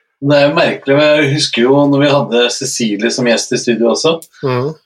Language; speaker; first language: Norwegian; native; Norwegian